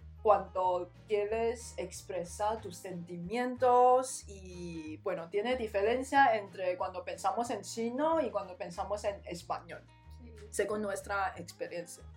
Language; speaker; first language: Spanish; non-native, learner; Chinese